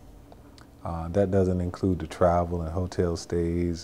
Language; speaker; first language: English; native; English